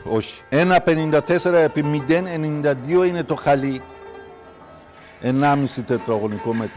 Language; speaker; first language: Greek; non-native, learner; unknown